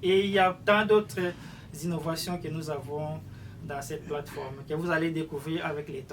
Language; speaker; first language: French; non-native, local second language; Lingala